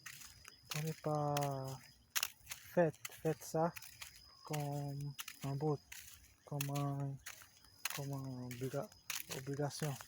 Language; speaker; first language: French; non-native, learner; Portuguese